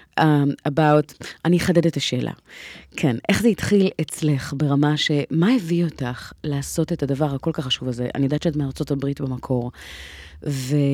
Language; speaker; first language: Hebrew; native; Hebrew